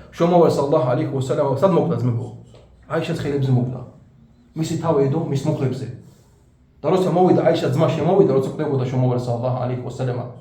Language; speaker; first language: Georgian; non-native, local second language; Azerbaijani